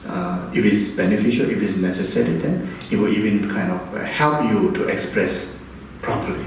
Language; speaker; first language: English; non-native, fluent; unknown